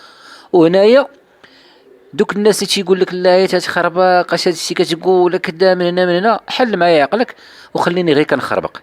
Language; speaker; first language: Arabic; native; Arabic